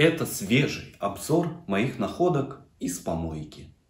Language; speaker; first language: Russian; native; Russian